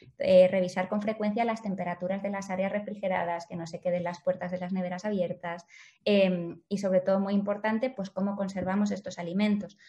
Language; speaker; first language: Spanish; native; Spanish